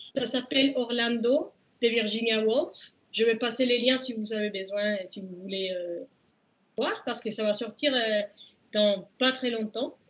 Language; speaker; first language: French; non-native, fluent; Spanish